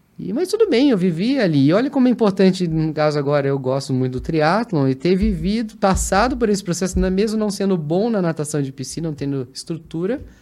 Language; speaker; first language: Portuguese; native; Portuguese